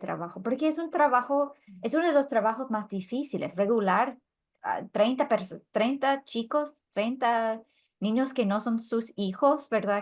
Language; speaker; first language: Spanish; non-native, fluent; English